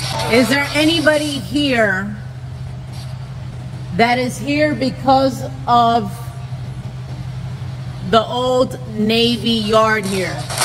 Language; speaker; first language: English; native; English